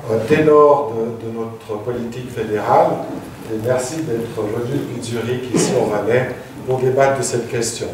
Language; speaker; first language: French; native; French